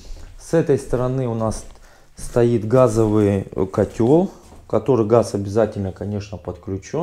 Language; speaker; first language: Russian; native; Russian